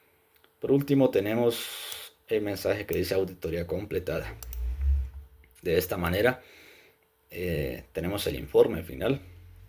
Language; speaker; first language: Spanish; native; Spanish